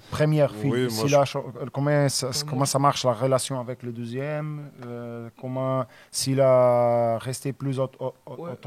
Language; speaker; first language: French; non-native, learner; Portuguese